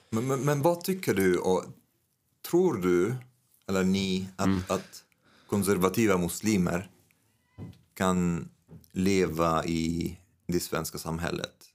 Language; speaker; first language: Swedish; non-native, fluent; Arabic